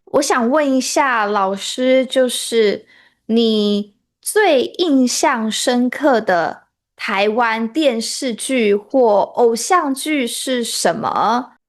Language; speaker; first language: Chinese; native; Chinese